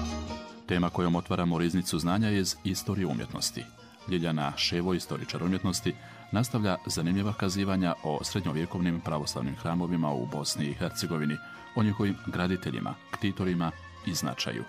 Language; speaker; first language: Croatian; native; Croatian